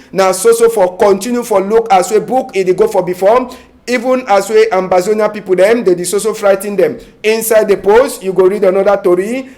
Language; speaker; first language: Nigerian Pidgin; native; Nigerian Pidgin